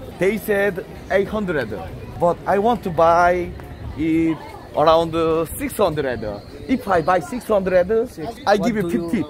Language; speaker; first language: English; non-native, learner; Korean